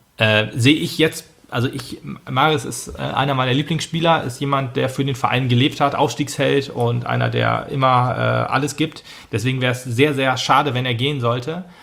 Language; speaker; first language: German; native; German